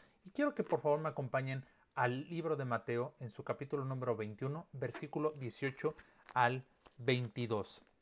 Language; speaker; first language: Spanish; native; Spanish